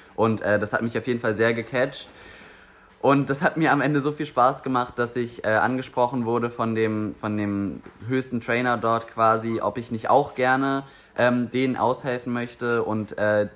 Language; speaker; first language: German; native; German